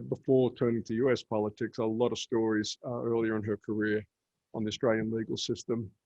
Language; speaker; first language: English; native; English